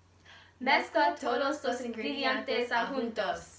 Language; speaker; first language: Spanish; non-native, learner; English